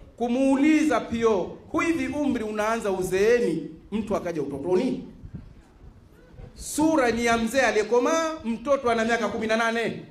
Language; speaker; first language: Swahili; native; Swahili